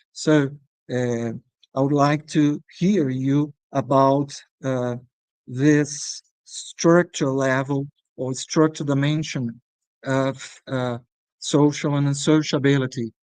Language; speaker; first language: English; non-native, fluent; Portuguese